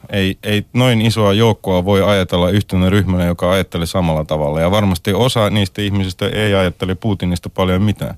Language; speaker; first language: Finnish; non-native, fluent; Russian